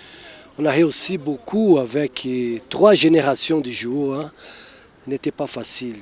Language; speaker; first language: French; non-native, fluent; Portuguese